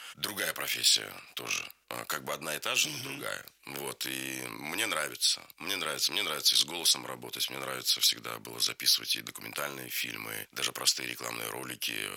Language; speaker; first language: Russian; native; Russian